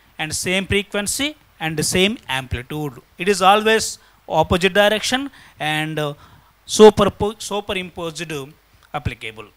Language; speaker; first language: English; non-native, local second language; Telugu